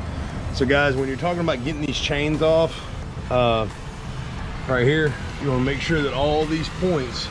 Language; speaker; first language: English; native; English